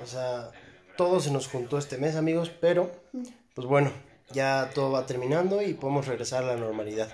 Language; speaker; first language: Spanish; native; Spanish